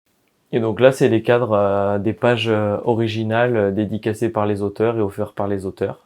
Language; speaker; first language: French; native; French